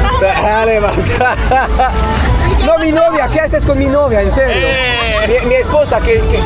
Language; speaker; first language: Spanish; non-native, learner; French